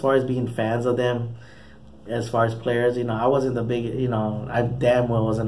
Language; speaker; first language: English; native; English